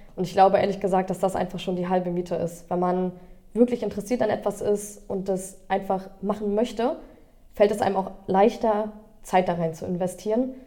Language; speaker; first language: German; native; German